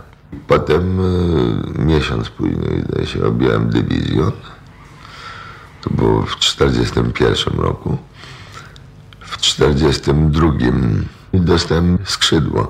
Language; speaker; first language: Polish; native; Polish